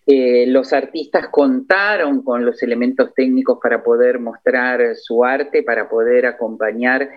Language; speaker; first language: Spanish; native; Spanish